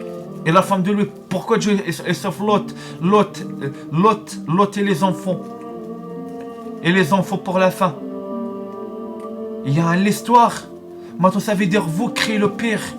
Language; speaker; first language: French; non-native, learner; Arabic